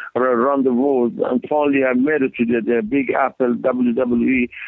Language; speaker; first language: English; non-native, learner; Persian